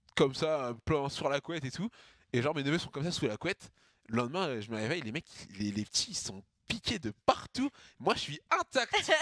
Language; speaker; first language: French; native; French